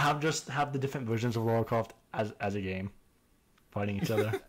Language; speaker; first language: English; native; English